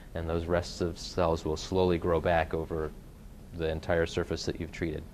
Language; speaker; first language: English; native; English